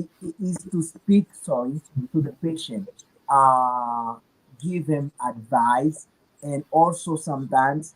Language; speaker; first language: English; non-native, learner; Haitian Creole